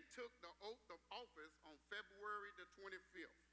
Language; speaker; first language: English; native; English